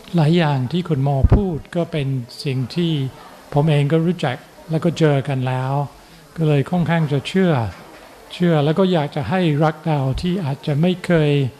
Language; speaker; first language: Thai; non-native, fluent; English